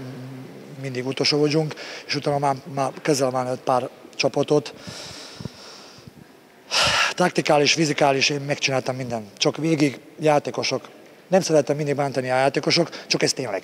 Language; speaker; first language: Hungarian; non-native, learner; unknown